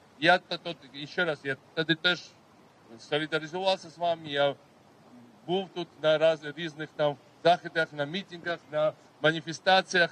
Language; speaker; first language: Ukrainian; non-native, fluent; Georgian